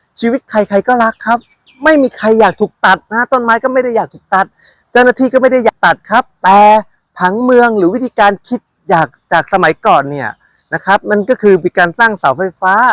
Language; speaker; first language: Thai; native; Thai